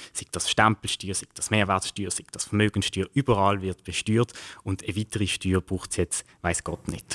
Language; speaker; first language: German; native; German